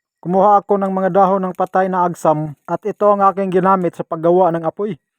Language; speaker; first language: Filipino; non-native, local second language; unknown